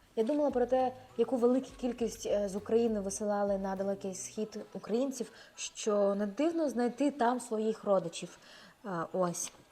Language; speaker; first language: Ukrainian; native; Ukrainian